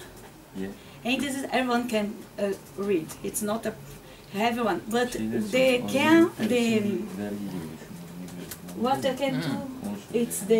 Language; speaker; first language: English; non-native, learner; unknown